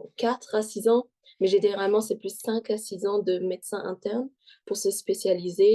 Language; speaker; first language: French; early bilingual, heritage; French